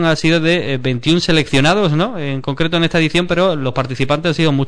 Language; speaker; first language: Spanish; native; Spanish